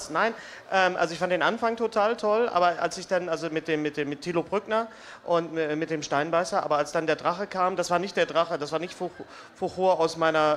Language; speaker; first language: German; native; German